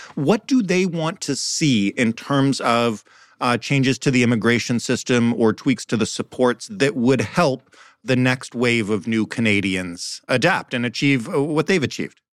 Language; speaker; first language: English; native; English